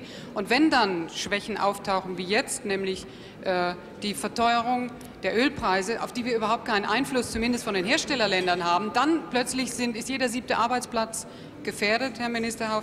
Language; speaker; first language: German; native; German